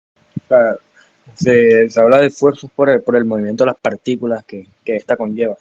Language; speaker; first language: Spanish; native; Spanish